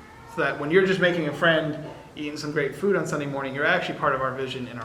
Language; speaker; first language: English; native; English